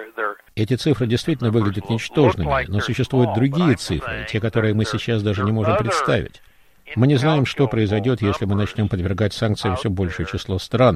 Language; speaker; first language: Russian; native; Russian